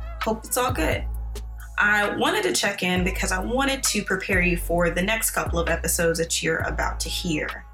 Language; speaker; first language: English; native; English